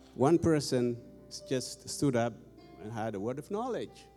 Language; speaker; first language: English; non-native, fluent; Amharic